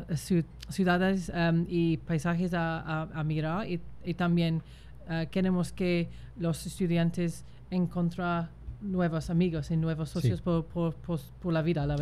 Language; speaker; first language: Spanish; non-native, fluent; English